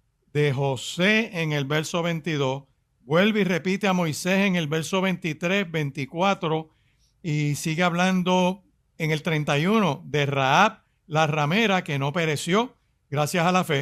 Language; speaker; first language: Spanish; native; Spanish